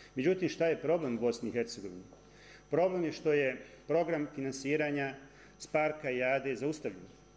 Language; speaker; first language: Croatian; native; Croatian